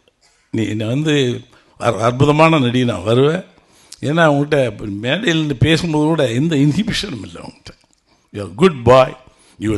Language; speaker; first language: Tamil; native; Tamil